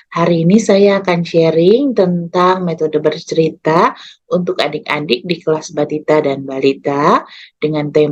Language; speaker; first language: Indonesian; native; Indonesian